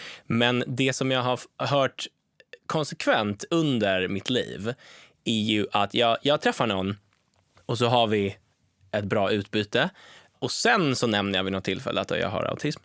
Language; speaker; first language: Swedish; native; Swedish